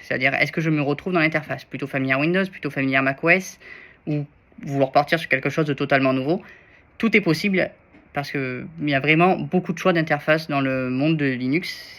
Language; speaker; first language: French; native; French